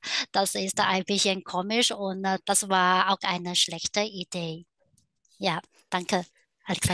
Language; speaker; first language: German; non-native, fluent; Chinese